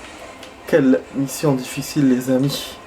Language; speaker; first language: French; native; French